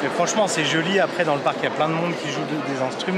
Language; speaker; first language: French; native; French